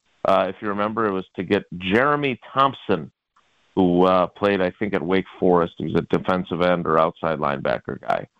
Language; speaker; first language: English; native; English